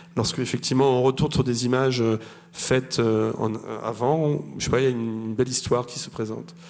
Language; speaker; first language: French; native; French